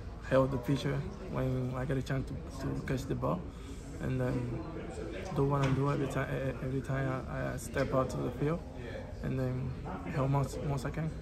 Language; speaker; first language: English; non-native, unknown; Spanish